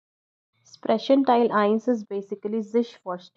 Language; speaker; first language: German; non-native, fluent; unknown